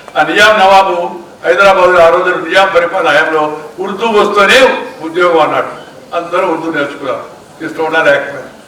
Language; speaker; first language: Telugu; native; Telugu